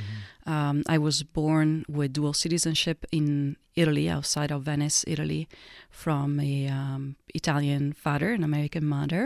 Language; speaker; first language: English; non-native, fluent; Italian